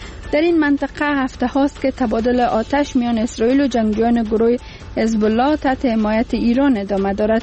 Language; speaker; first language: Persian; native; Persian